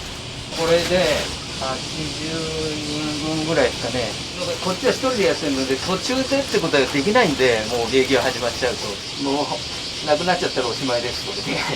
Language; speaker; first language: Japanese; native; Japanese